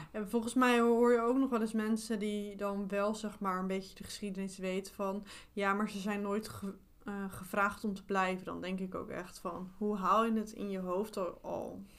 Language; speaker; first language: Dutch; native; Dutch